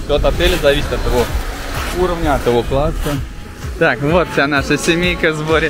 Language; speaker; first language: Russian; native; Russian